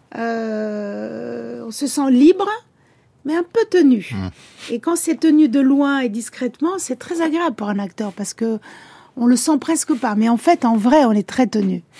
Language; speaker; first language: French; early bilingual, other home language; Italian